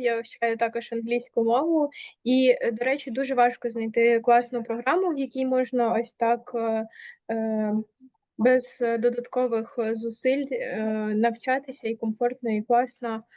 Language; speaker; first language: Ukrainian; native; Ukrainian